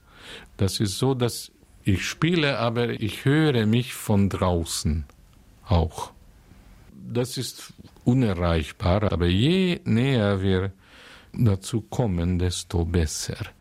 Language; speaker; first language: German; non-native, fluent; Hungarian